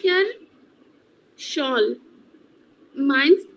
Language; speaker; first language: German; non-native, learner; Bangla